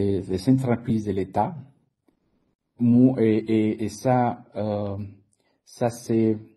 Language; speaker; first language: French; non-native, fluent; Spanish